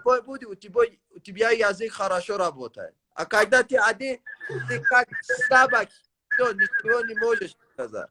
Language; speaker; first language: Russian; non-native, learner; Tajik